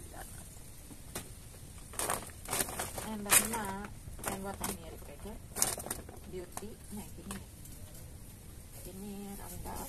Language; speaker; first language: Dutch; non-native, learner; Indonesian